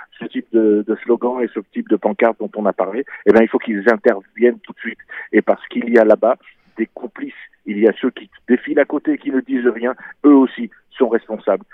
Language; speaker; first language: French; native; French